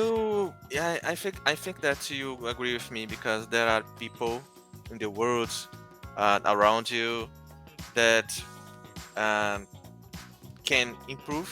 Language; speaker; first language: English; non-native, learner; Portuguese